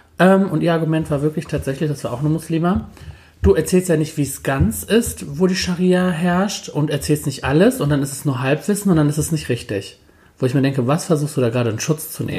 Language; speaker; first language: German; early bilingual, other home language; Turkish